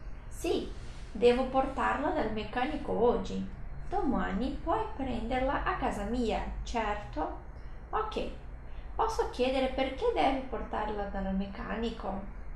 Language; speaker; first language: Italian; non-native, fluent; Portuguese